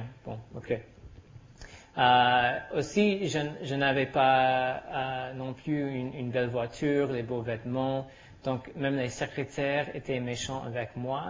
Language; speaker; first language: French; non-native, learner; English